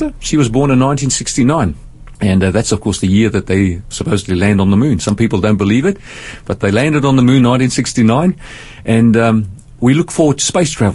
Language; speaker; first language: English; native; English